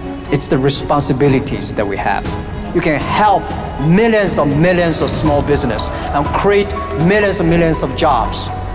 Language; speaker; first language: English; non-native, fluent; Chinese